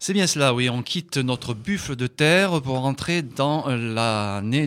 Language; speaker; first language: French; native; French